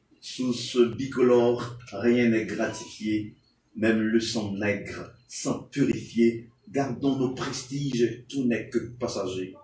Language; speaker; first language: French; non-native, local second language; Haitian Creole